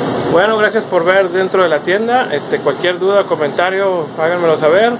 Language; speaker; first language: Spanish; native; Spanish